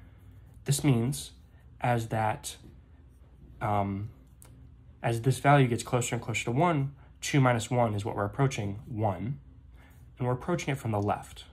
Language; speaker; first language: English; native; English